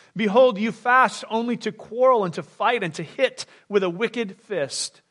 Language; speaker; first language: English; native; English